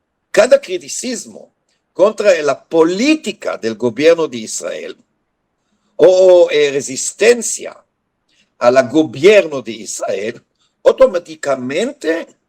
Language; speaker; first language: Spanish; non-native, fluent; Hebrew